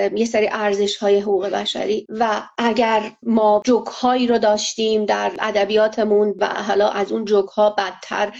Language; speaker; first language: Persian; non-native, local second language; Azerbaijani